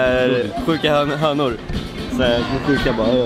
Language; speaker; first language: Swedish; native; Swedish